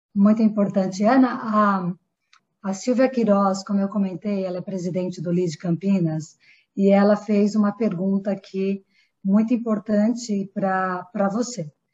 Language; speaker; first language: Portuguese; native; Portuguese